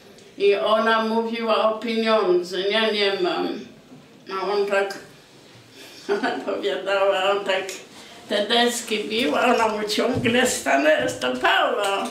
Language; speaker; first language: Polish; non-native, local second language; Kashubian